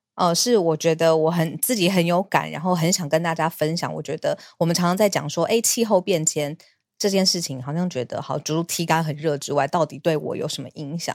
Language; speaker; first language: Chinese; native; Chinese